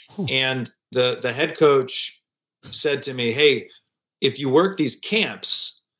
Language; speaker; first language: English; native; English